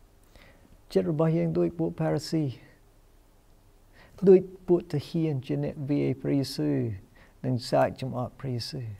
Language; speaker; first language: Khmer; non-native, fluent; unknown